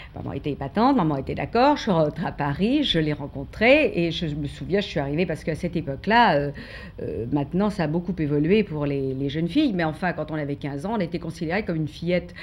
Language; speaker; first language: French; native; French